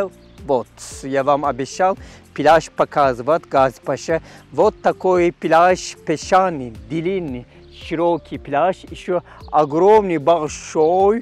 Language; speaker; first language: Russian; non-native, fluent; Turkish